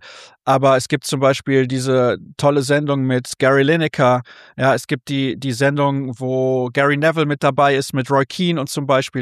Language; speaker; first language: German; native; German